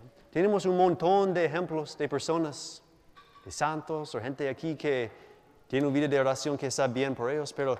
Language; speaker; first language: Spanish; non-native, fluent; English